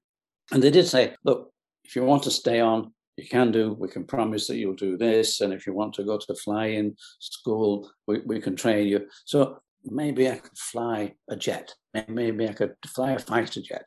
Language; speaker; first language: English; native; English